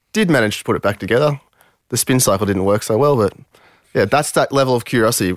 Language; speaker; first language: English; early bilingual, other home language; French